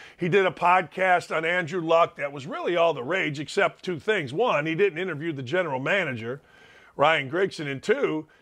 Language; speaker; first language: English; early bilingual, other home language; Serbian